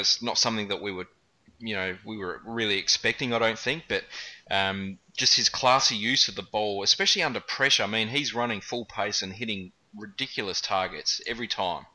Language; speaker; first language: English; native; English